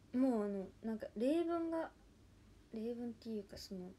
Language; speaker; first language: Japanese; native; Japanese